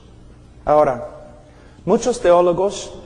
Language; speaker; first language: Spanish; non-native, fluent; English